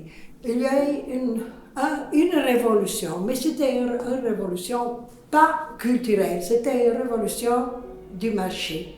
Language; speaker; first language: French; non-native, fluent; Italian